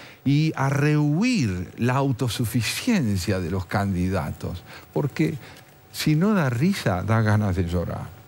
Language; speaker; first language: Spanish; native; Spanish